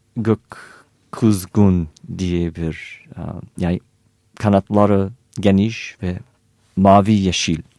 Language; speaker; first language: Turkish; non-native, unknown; English